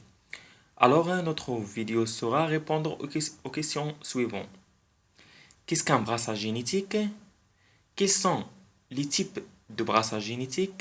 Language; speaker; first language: French; non-native, local second language; Arabic